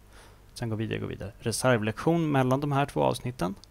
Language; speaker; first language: Swedish; native; Swedish